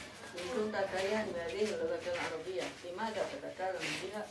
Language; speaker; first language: Arabic; non-native, learner; Indonesian